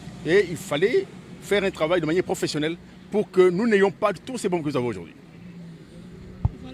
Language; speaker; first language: French; non-native, local second language; Lingala